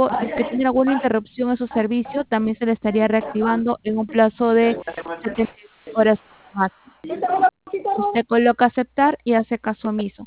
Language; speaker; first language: Spanish; native; Spanish